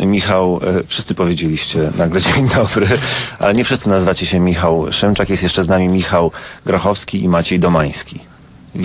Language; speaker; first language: Polish; native; Polish